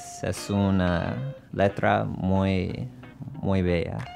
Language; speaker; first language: Spanish; non-native, learner; English